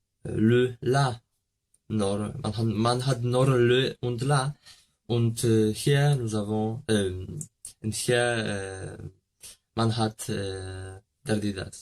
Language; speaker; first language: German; non-native, learner; Polish